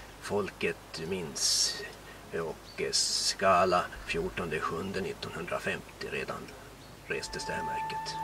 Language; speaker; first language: Swedish; native; Swedish